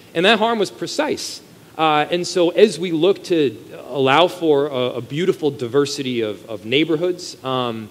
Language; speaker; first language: English; native; English